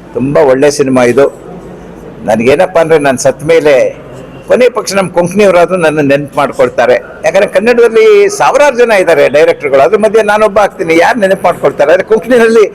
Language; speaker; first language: Kannada; non-native, local second language; Konkani